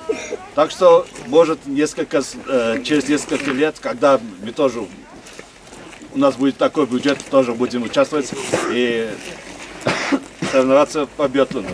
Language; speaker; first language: Russian; non-native, fluent; Armenian